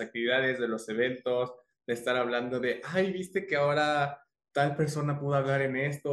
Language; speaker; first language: Spanish; native; Spanish